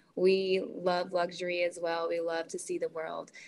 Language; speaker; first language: English; native; English